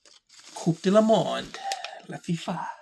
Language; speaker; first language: French; non-native, learner; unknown